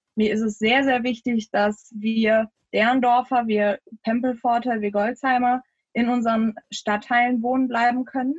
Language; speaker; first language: German; native; German